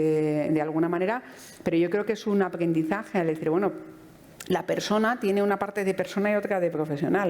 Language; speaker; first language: Spanish; native; Spanish